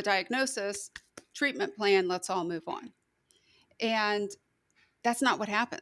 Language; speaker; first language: English; native; English